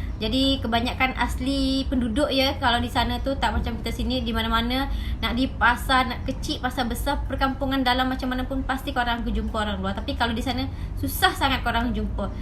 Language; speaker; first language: Malay; native; Malay